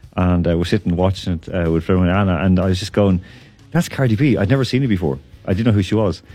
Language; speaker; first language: English; native; English